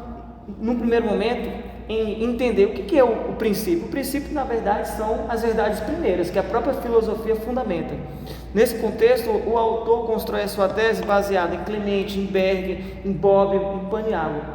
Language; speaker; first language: Portuguese; native; Portuguese